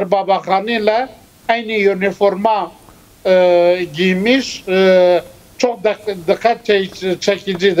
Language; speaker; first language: Turkish; non-native, fluent; Kurdish